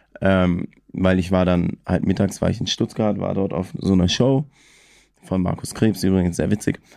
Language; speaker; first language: German; native; German